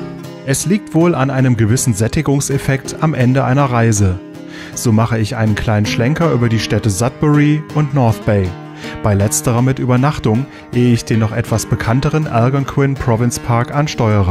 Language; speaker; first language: German; native; German